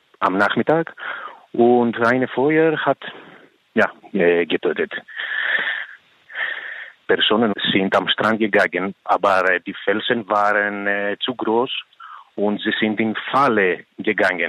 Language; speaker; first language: German; non-native, learner; Greek